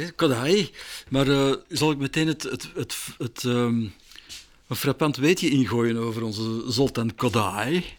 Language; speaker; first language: Dutch; native; Dutch